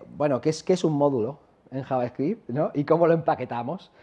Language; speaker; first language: Spanish; native; Spanish